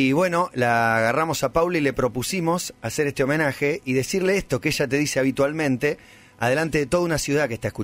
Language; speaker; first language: Spanish; native; Spanish